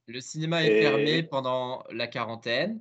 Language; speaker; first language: French; non-native, fluent; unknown